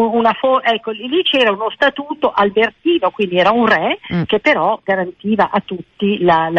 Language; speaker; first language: Italian; native; Italian